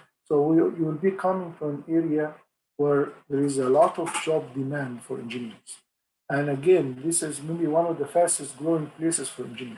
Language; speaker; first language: English; non-native, fluent; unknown